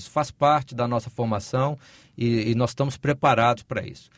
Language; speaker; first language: Portuguese; native; Portuguese